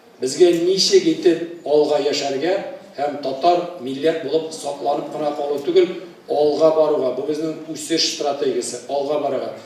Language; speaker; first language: Tatar; native; Tatar